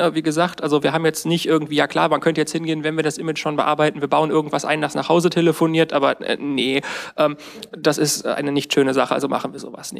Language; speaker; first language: German; native; German